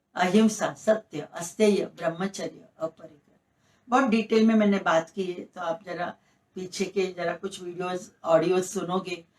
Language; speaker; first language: Hindi; non-native, local second language; Marathi